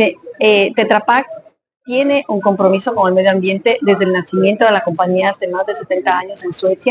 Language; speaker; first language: Spanish; native; Spanish